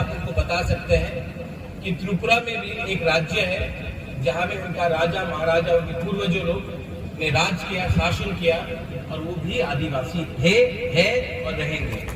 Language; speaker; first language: Hindi; non-native, local second language; Kok Borok